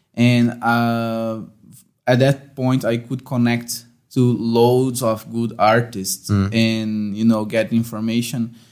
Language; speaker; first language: English; non-native, fluent; Portuguese